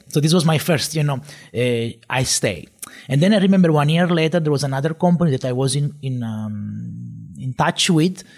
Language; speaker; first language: English; non-native, fluent; Italian